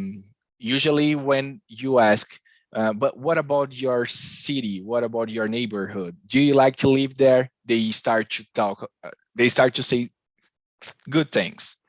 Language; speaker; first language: English; non-native, learner; Portuguese